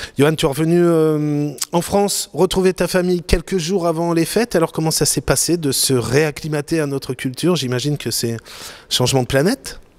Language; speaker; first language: French; native; French